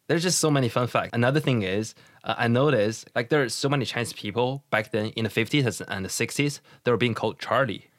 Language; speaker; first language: English; non-native, fluent; Chinese